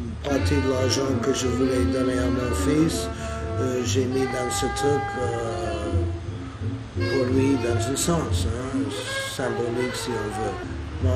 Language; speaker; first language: French; non-native, fluent; English